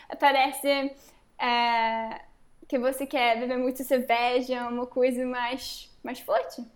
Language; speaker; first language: Portuguese; non-native, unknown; English